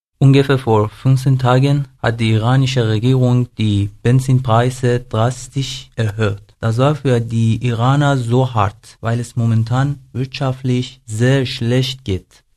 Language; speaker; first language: German; non-native, learner; Persian